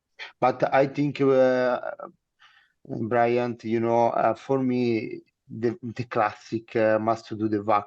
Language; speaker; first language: English; non-native, learner; Italian